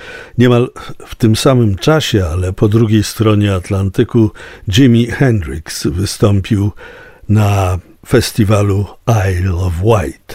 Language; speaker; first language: Polish; native; Polish